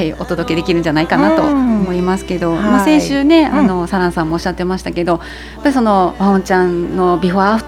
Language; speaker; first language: Japanese; native; Japanese